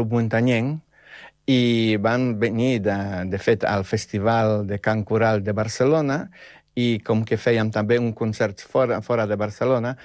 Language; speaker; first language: Catalan; non-native, fluent; Polish